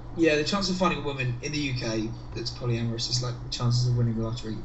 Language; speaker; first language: English; native; English